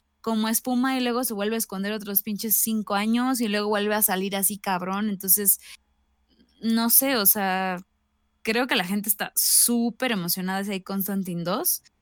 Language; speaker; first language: Spanish; native; Spanish